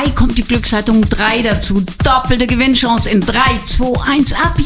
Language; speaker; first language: German; native; German